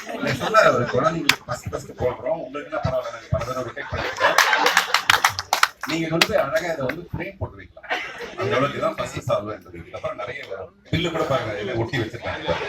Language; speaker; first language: Tamil; native; Tamil